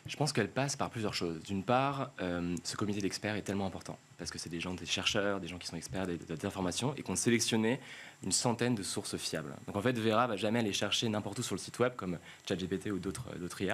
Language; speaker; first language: French; native; French